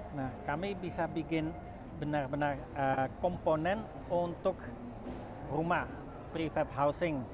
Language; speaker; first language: Indonesian; non-native, fluent; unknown